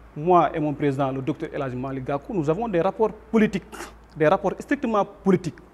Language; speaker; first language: French; non-native, local second language; Wolof